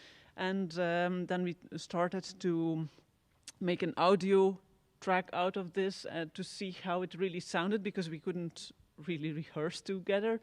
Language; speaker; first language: English; non-native, fluent; Dutch